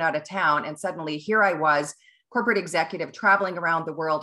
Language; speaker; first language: English; native; English